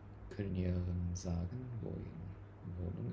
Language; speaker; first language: German; non-native, learner; English